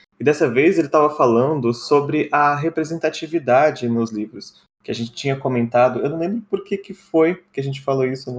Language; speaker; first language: Portuguese; native; Portuguese